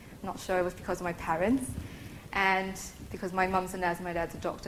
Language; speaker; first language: English; native; English